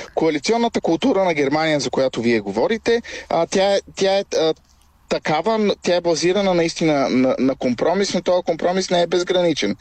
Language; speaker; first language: Bulgarian; native; Bulgarian